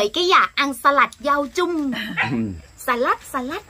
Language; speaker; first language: Vietnamese; non-native, learner; Thai